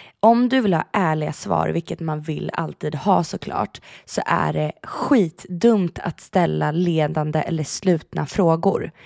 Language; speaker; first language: Swedish; native; Swedish